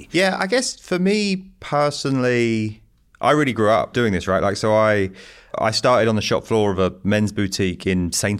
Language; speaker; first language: English; native; English